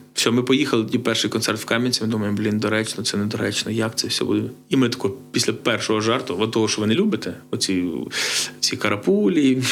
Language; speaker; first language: Ukrainian; native; Ukrainian